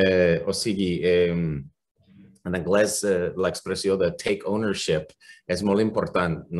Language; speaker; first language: Catalan; non-native, fluent; English